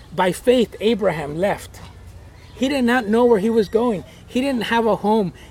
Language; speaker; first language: English; early bilingual, other home language; Spanish